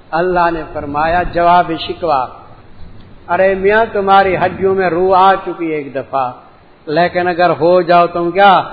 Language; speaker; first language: Urdu; non-native, local second language; Punjabi